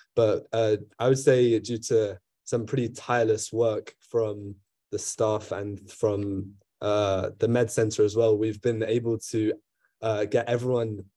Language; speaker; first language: English; native; English